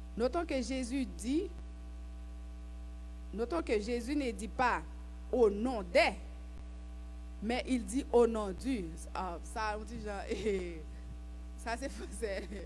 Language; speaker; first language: French; non-native, local second language; Haitian Creole